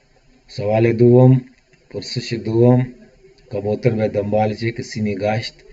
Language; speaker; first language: Persian; non-native, fluent; Urdu